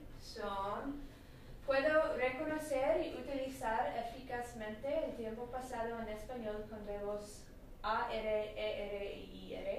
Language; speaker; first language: Spanish; non-native, learner; English